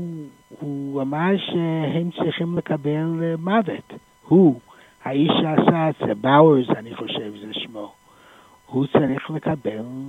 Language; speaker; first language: Hebrew; non-native, fluent; English